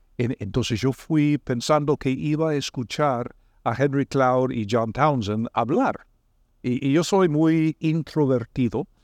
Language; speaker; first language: Spanish; non-native, fluent; English